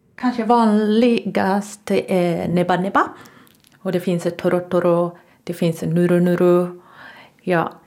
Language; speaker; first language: Swedish; non-native, fluent; Japanese